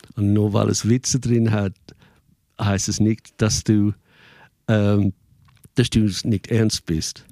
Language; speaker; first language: German; non-native, fluent; English